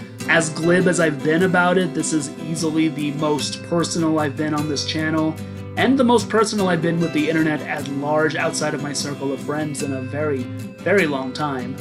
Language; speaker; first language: English; native; English